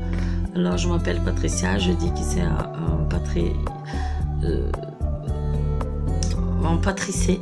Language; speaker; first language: French; non-native, fluent; Portuguese